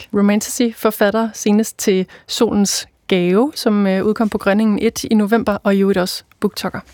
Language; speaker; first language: Danish; native; Danish